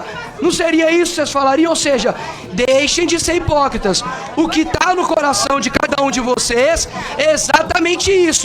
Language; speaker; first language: Portuguese; native; Portuguese